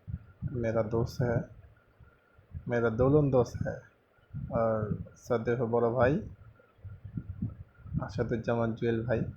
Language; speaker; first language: Hindi; non-native, learner; Bangla